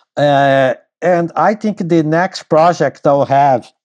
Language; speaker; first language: English; non-native, fluent; Portuguese